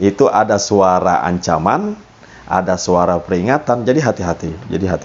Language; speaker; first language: Indonesian; native; Indonesian